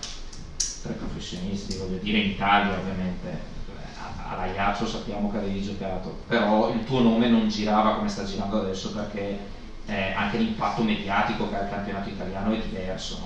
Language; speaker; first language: Italian; native; Italian